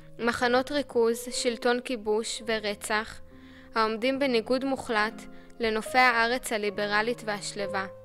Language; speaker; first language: Hebrew; native; Hebrew